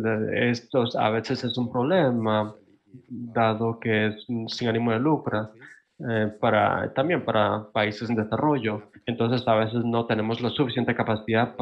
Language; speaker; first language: Spanish; non-native, fluent; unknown